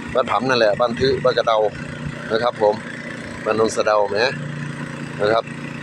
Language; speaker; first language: Thai; native; Thai